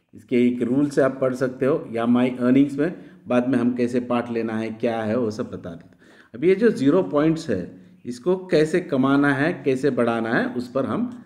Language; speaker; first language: Hindi; non-native, local second language; Marathi